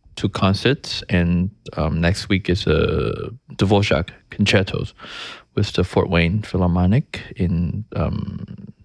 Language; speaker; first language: English; early bilingual, other home language; Chinese